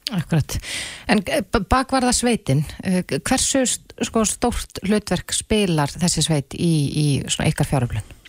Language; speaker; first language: Icelandic; native; Icelandic